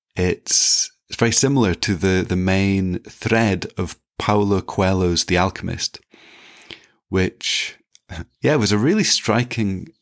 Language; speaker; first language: English; native; English